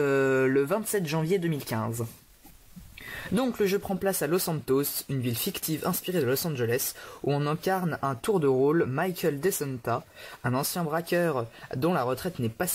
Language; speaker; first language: French; native; French